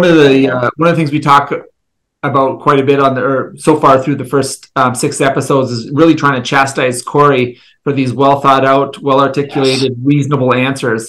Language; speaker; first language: English; native; English